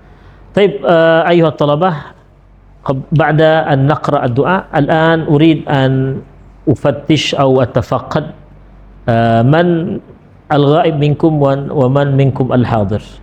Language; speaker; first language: Arabic; non-native, fluent; Indonesian